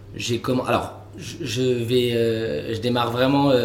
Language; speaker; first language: French; native; French